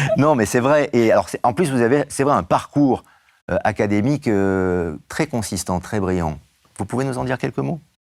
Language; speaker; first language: French; native; French